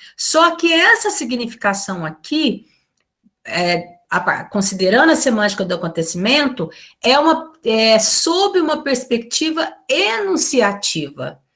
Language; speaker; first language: Portuguese; native; Portuguese